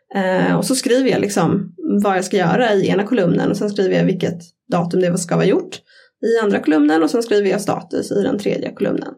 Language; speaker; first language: Swedish; native; Swedish